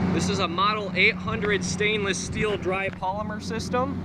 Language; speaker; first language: English; native; English